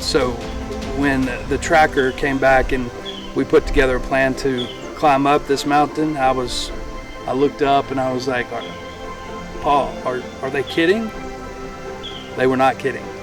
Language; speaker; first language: English; native; English